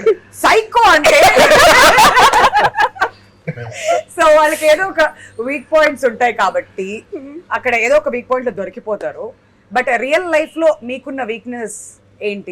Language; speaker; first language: Telugu; native; Telugu